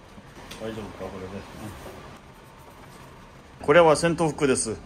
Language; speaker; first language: Japanese; non-native, fluent; Korean